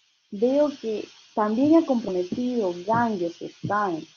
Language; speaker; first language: Spanish; native; Spanish